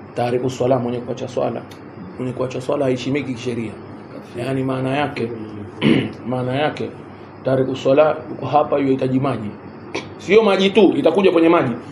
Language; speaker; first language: Swahili; native; Swahili